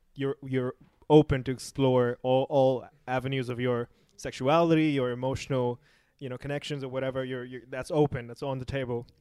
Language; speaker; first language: English; non-native, local second language; Urdu